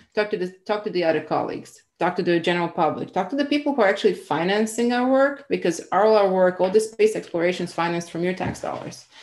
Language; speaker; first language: English; non-native, fluent; Croatian